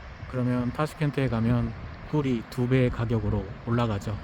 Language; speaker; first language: Korean; native; Korean